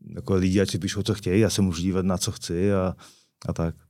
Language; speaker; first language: Czech; native; Czech